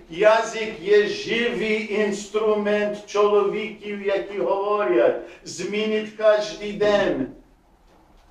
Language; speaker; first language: Ukrainian; non-native, learner; English